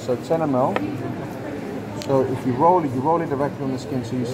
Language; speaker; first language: English; native; English